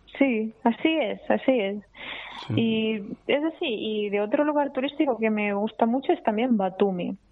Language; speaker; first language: Spanish; non-native, fluent; Georgian